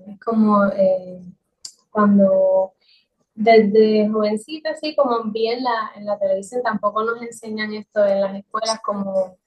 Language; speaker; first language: Spanish; native; Spanish